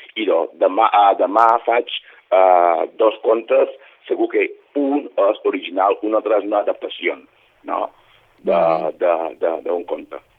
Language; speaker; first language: Catalan; non-native, fluent; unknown